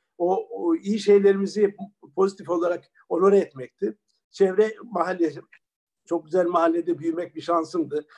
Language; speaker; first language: Turkish; early bilingual, other home language; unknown